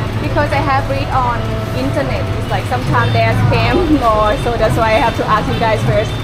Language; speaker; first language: English; non-native, learner; Thai